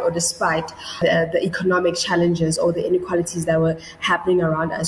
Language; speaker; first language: English; non-native, local second language; Tswana